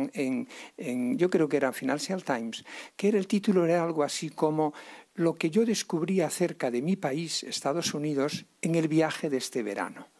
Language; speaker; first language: Spanish; native; Spanish